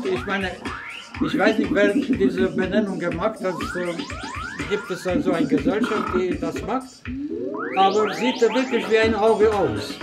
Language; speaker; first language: German; non-native, fluent; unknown